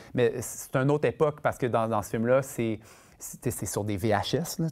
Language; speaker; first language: French; native; French